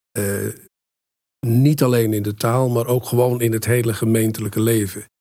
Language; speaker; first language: Dutch; native; Dutch